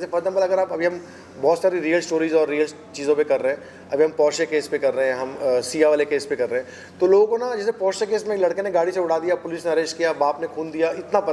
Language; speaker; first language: Hindi; native; Hindi